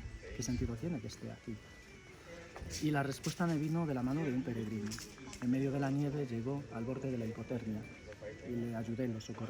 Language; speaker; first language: Spanish; native; Spanish